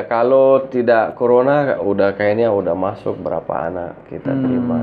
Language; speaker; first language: Indonesian; non-native, fluent; Arabic